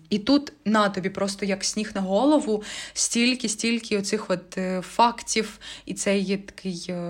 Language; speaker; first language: Ukrainian; native; Ukrainian